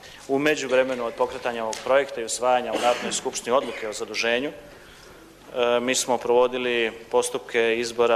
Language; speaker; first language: Croatian; native; Croatian